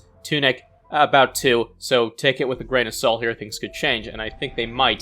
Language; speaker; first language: English; native; English